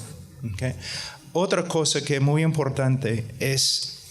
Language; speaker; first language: Spanish; non-native, fluent; English